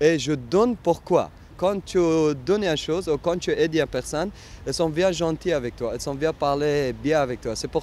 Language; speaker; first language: French; non-native, learner; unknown